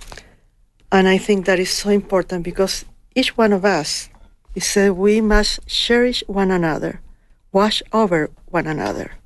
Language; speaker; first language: English; non-native, fluent; Spanish